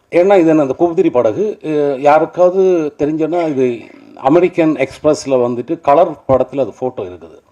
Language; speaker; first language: Tamil; native; Tamil